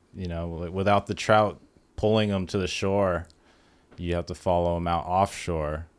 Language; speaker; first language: English; native; English